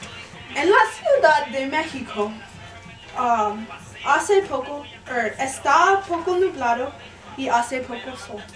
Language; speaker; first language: Spanish; non-native, learner; English